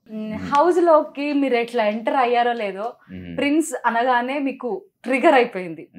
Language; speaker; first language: Telugu; native; Telugu